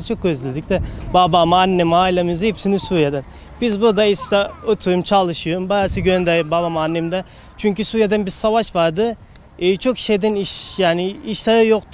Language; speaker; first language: Turkish; non-native, learner; Arabic